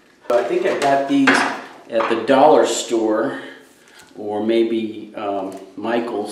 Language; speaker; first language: English; native; English